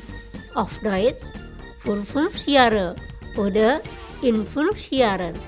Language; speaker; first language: German; non-native, fluent; Indonesian